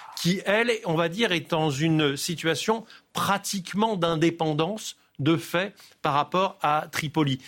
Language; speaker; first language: French; native; French